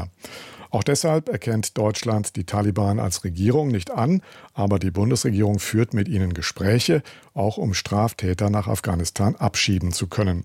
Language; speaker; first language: German; native; German